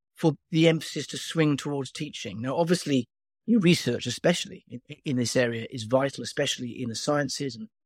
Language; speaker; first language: English; native; English